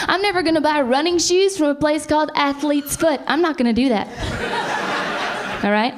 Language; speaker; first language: English; native; English